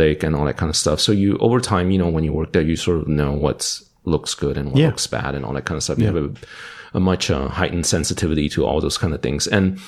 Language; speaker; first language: English; non-native, local second language; Cantonese